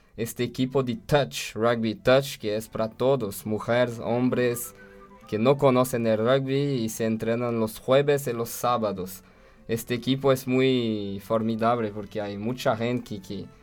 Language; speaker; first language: Spanish; non-native, fluent; French